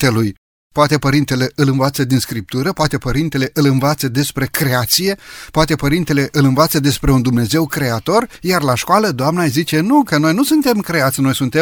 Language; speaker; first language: Romanian; native; Romanian